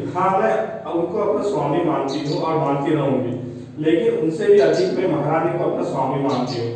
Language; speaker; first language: Hindi; non-native, local second language; Telugu